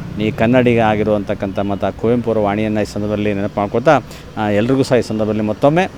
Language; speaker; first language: Kannada; native; Kannada